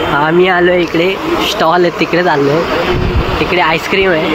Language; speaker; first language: Hindi; non-native, local second language; Marathi